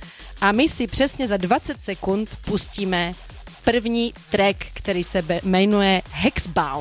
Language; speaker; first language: Czech; native; Czech